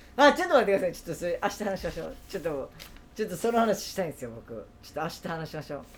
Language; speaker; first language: Japanese; native; Japanese